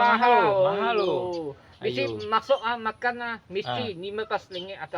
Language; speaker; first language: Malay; non-native, local second language; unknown